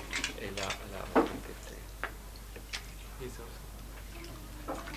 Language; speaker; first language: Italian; non-native, learner; French